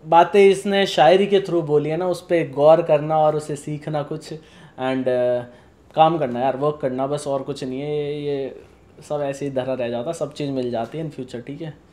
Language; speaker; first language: Hindi; native; Hindi